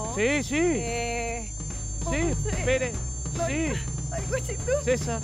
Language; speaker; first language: Spanish; native; Spanish